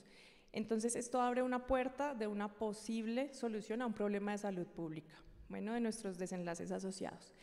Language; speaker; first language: Spanish; native; Spanish